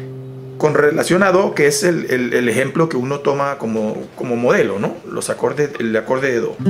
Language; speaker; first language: Spanish; native; Spanish